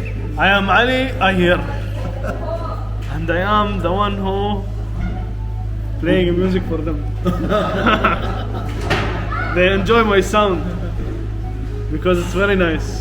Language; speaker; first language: English; non-native, local second language; Hindi